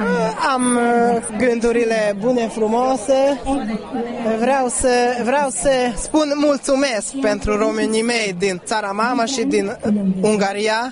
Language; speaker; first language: Romanian; non-native, fluent; Hungarian